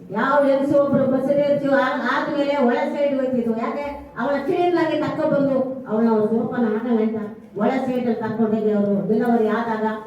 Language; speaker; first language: Kannada; non-native, local second language; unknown